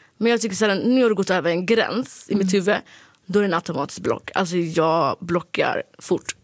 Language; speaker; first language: Swedish; early bilingual, other home language; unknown